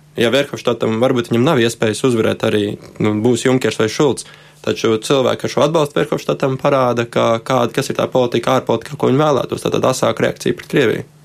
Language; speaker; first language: Latvian; native; Latvian